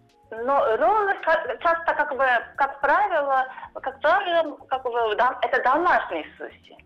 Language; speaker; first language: Russian; non-native, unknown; Japanese